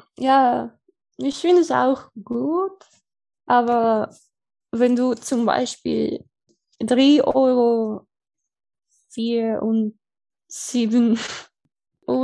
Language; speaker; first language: German; non-native, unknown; Spanish